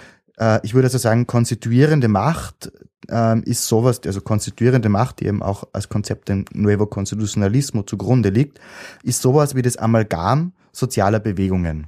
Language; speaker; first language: German; native; German